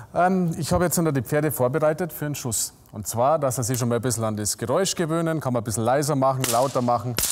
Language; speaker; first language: German; native; German